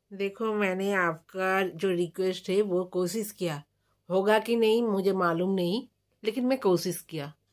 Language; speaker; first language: Hindi; non-native, local second language; Bangla